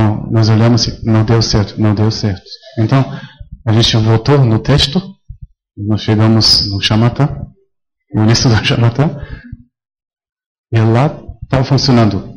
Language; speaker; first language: Portuguese; non-native, fluent; German